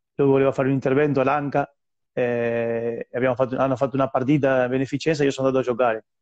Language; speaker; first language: Italian; non-native, fluent; Spanish